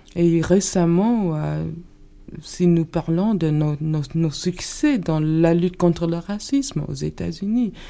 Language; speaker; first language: French; non-native, fluent; English